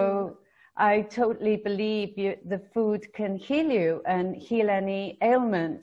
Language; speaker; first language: English; native; English